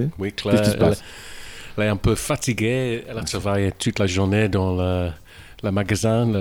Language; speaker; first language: French; non-native, learner; English